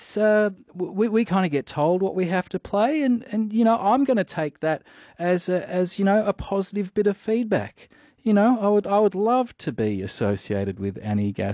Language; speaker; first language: English; native; English